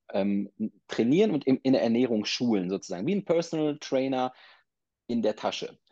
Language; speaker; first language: German; native; German